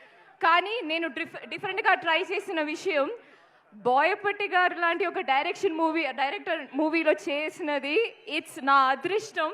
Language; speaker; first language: Telugu; non-native, fluent; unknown